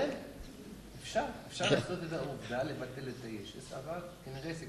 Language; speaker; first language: Hebrew; non-native, fluent; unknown